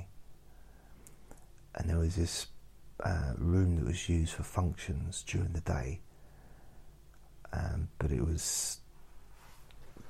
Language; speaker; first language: English; native; English